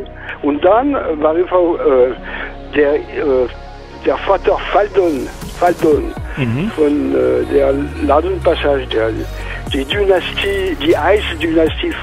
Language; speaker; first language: German; non-native, fluent; French